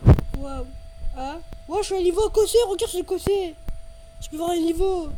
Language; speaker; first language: French; native; French